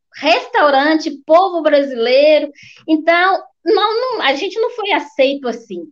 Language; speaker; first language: Portuguese; native; Portuguese